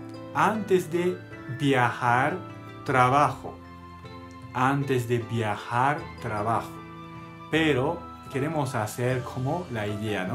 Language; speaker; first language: Spanish; non-native, learner; Japanese